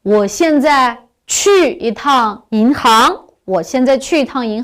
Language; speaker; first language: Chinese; non-native, local second language; Uyghur